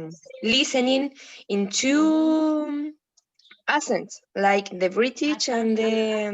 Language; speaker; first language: English; non-native, learner; Spanish